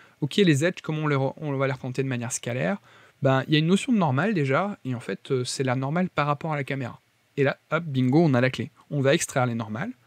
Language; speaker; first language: French; native; French